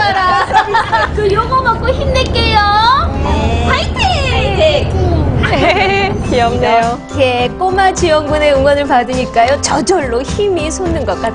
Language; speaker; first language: Korean; native; Korean